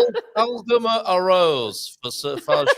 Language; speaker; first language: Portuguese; non-native, learner; English